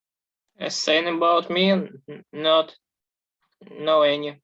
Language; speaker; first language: English; non-native, learner; Ukrainian